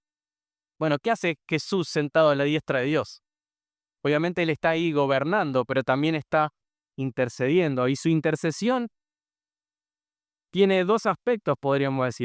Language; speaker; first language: Spanish; native; Spanish